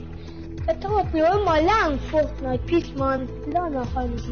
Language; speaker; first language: German; non-native, learner; Portuguese